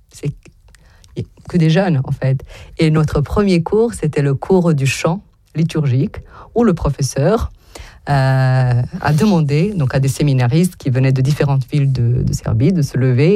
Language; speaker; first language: French; non-native, fluent; Serbian